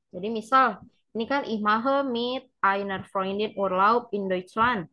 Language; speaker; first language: German; non-native, learner; Indonesian